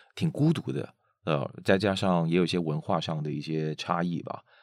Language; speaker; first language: Chinese; non-native, local second language; Hakka Chinese